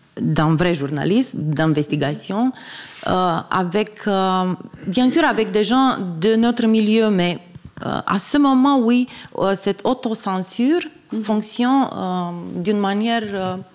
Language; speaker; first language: French; non-native, fluent; Romanian